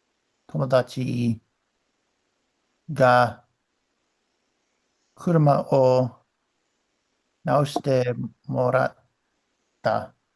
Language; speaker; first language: Japanese; non-native, learner; English